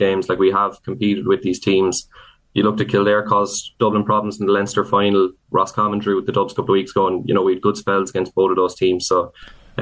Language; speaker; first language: English; native; English